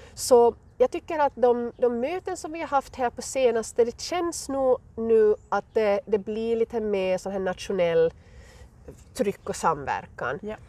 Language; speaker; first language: Swedish; native; Swedish